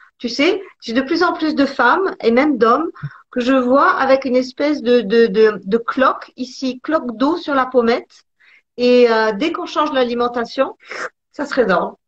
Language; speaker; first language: French; early bilingual, other home language; Italian